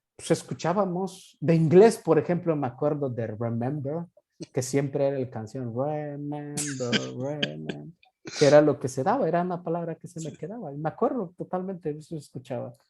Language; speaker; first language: Spanish; non-native, local second language; Yucateco